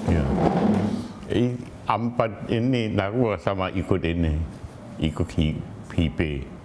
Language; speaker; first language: Indonesian; non-native, local second language; Min Nan Chinese